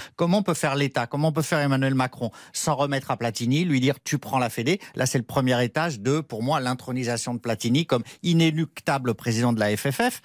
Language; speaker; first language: French; native; French